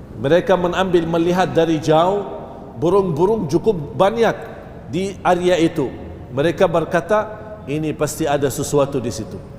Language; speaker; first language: Malay; non-native, fluent; Arabic